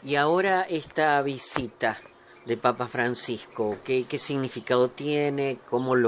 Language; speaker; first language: Spanish; native; Spanish